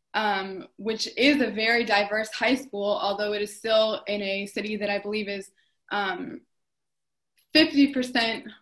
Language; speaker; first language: English; native; English